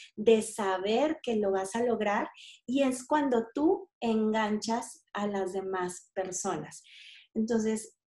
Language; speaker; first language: Spanish; native; Spanish